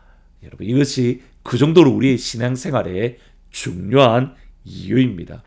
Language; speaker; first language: Korean; native; Korean